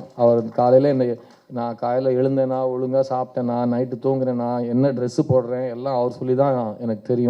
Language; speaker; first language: Tamil; native; Tamil